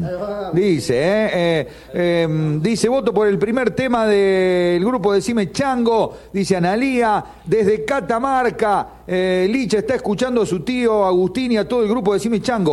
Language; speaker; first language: Spanish; native; Spanish